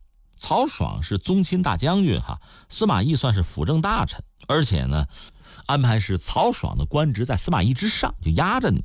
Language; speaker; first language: Chinese; native; Chinese